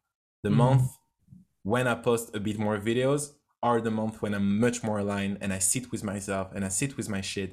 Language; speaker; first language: English; non-native, fluent; French